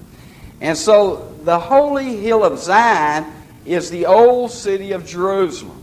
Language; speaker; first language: English; native; English